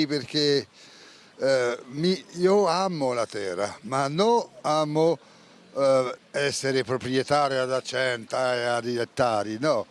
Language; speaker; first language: Italian; non-native, fluent; French